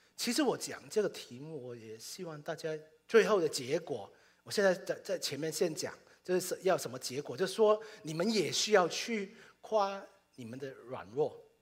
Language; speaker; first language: Chinese; non-native, local second language; Cantonese